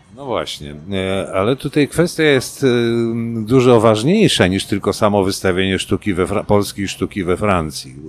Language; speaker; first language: Polish; native; Polish